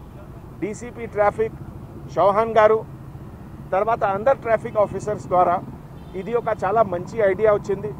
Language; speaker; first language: Telugu; non-native, local second language; Hindi